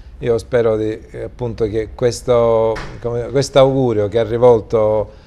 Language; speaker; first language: Italian; native; Italian